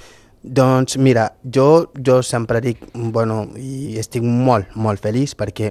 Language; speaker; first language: Catalan; non-native, local second language; Fula